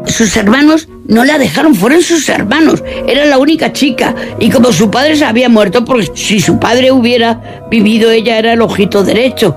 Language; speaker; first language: Spanish; native; Spanish